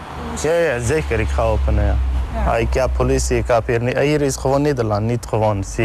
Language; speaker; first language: Dutch; non-native, learner; Arabic